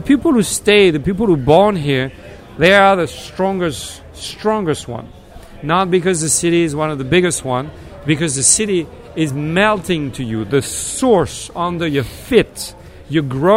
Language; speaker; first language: English; non-native, fluent; French